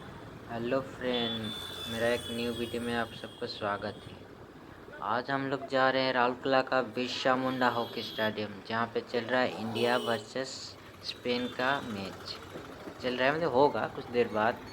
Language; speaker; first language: Hindi; non-native, local second language; Odia